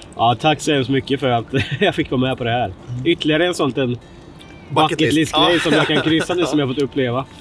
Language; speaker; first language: Swedish; native; Swedish